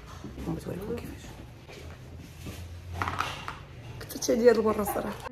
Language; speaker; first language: Arabic; native; Arabic